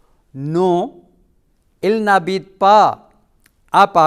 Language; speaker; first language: French; non-native, fluent; Urdu